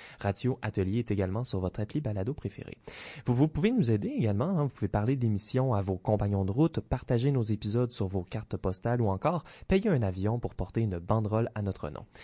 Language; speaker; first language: French; native; French